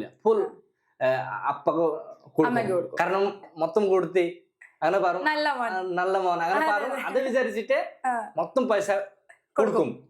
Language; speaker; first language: Malayalam; non-native, local second language; Bangla